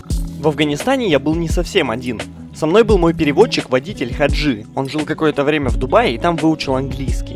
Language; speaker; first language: Russian; native; Russian